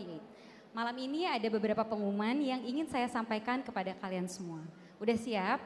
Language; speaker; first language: Indonesian; native; Indonesian